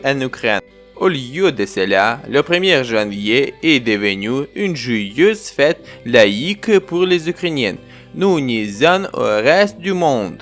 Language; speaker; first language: French; non-native, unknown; Ukrainian